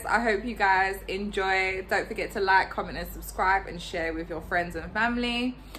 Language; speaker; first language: English; native; English